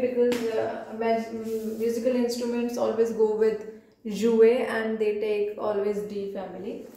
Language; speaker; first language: English; non-native, local second language; Punjabi